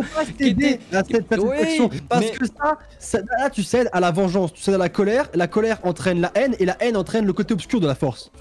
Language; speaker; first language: French; native; French